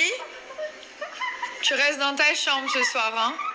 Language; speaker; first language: French; native; French